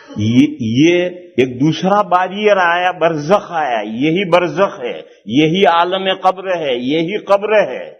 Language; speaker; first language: Urdu; non-native, local second language; Gujarati